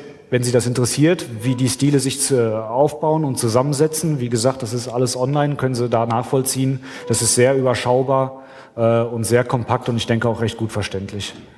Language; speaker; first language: German; native; German